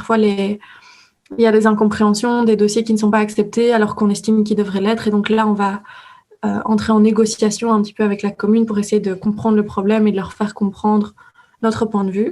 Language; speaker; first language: French; native; French